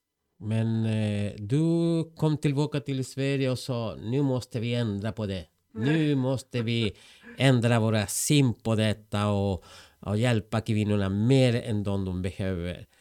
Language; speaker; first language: Swedish; non-native, fluent; Spanish